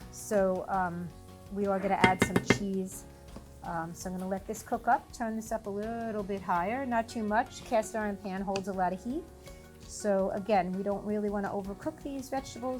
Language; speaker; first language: English; native; English